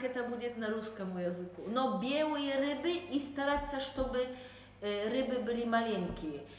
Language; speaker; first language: Russian; non-native, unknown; Polish